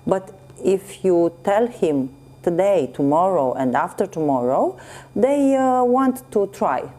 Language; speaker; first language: English; non-native, learner; Romanian